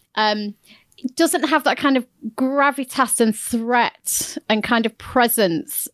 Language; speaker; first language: English; native; English